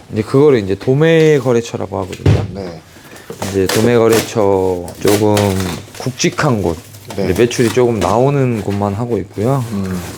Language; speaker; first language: Korean; native; Korean